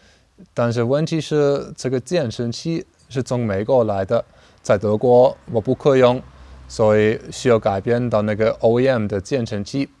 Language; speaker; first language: Chinese; non-native, learner; German